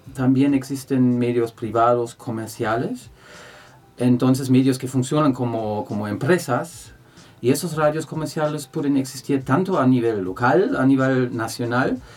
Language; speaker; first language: Spanish; non-native, fluent; German